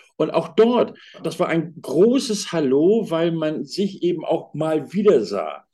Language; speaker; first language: German; native; German